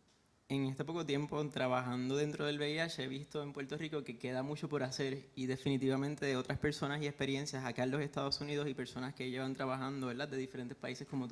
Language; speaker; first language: Spanish; native; Spanish